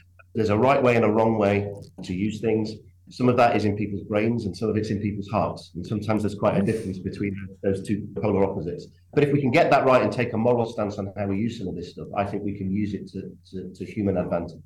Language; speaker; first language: English; native; English